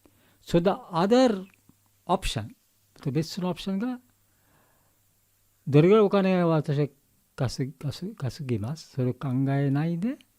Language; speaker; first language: Japanese; non-native, learner; Bangla